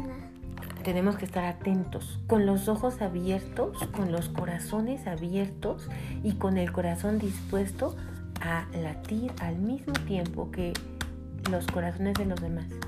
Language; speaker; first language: Spanish; native; Spanish